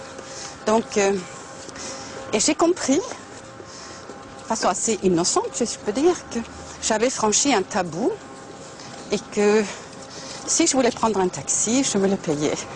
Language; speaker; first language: French; non-native, fluent; Norwegian